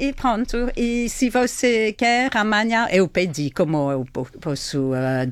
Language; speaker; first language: Portuguese; non-native, learner; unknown